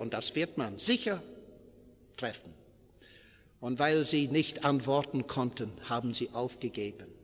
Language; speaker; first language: German; non-native, fluent; English